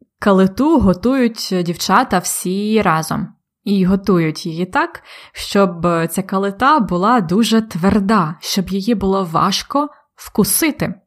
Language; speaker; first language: Ukrainian; native; Ukrainian